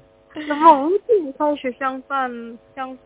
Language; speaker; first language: Chinese; non-native, learner; Korean